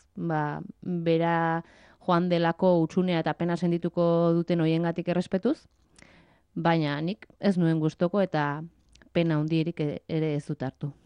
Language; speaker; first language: Basque; native; Basque